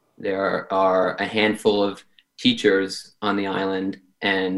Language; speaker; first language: English; native; English